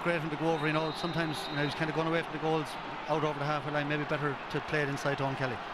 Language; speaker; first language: English; native; English